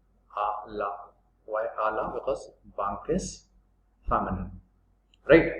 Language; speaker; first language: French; non-native, fluent; Hindi